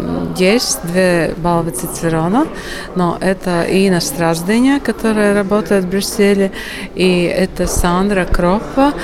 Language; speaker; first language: Russian; non-native, local second language; Latvian